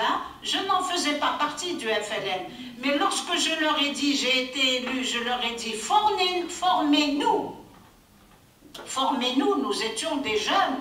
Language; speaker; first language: French; non-native, local second language; Kabyle